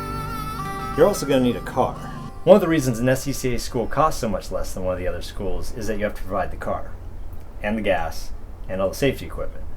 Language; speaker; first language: English; native; English